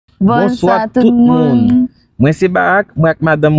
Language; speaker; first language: French; non-native, learner; Haitian Creole